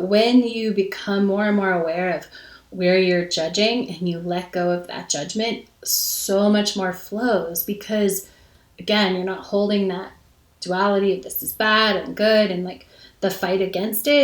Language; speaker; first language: English; native; English